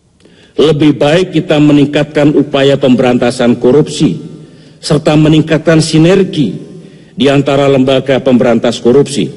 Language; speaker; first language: Indonesian; native; Indonesian